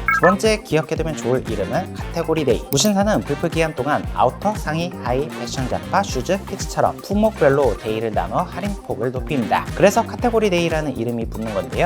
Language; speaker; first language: Korean; native; Korean